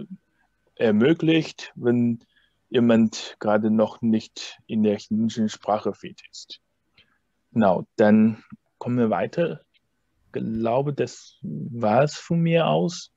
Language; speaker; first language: German; non-native, fluent; Chinese